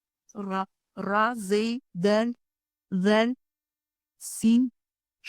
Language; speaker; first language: Arabic; non-native, learner; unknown